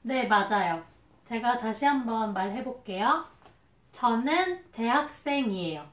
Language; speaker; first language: Korean; non-native, fluent; Arabic